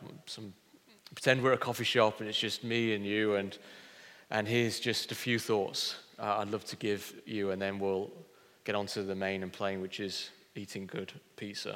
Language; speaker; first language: English; native; English